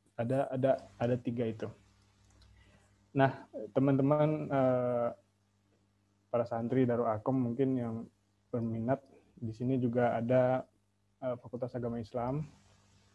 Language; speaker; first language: Indonesian; native; Indonesian